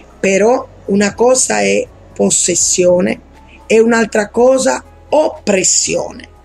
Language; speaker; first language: Italian; non-native, fluent; Spanish